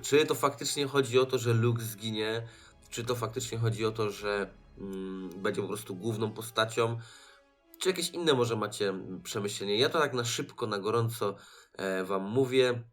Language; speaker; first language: Polish; native; Polish